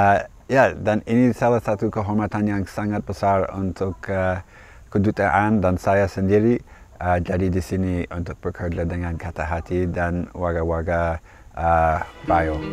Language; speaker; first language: Indonesian; non-native, fluent; English